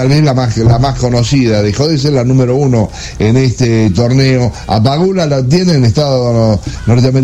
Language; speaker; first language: Spanish; native; Spanish